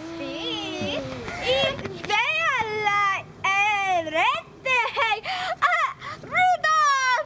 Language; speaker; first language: Spanish; non-native, learner; English